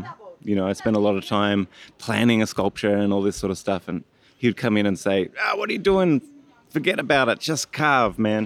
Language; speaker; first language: English; native; English